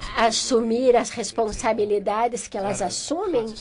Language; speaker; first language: Portuguese; non-native, fluent; English